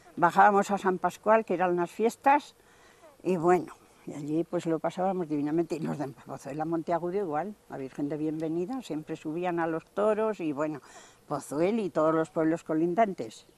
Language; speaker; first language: Spanish; native; Spanish